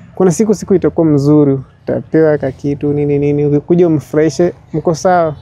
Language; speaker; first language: Swahili; native; Swahili